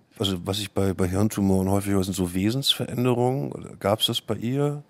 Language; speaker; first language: German; native; German